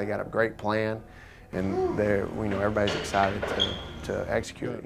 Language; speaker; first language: English; native; English